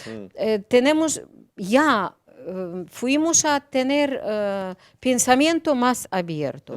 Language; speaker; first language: Spanish; non-native, learner; Ukrainian